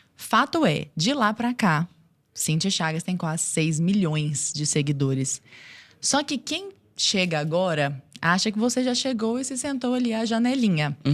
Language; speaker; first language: Portuguese; native; Portuguese